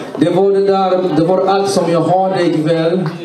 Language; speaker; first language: Swedish; non-native, fluent; Swahili